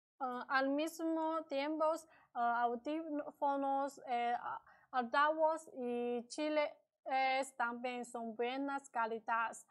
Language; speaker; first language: Spanish; non-native, learner; Chinese